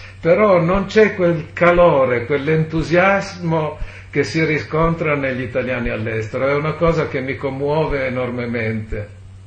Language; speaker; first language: Italian; native; Italian